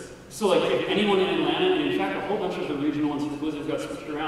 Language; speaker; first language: English; native; English